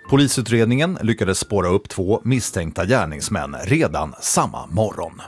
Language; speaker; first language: Swedish; native; Swedish